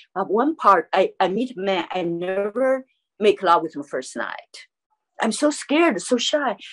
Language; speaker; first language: English; non-native, fluent; Chinese